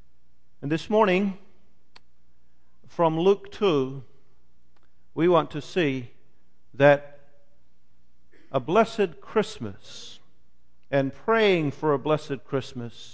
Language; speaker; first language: English; native; English